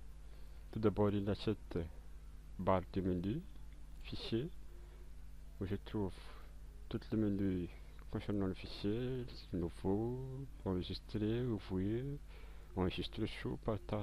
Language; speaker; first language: French; non-native, local second language; Malagasy